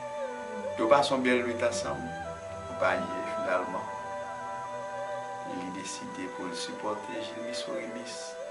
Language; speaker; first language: French; non-native, local second language; Haitian Creole